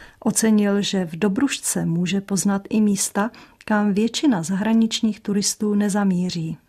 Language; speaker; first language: Czech; native; Czech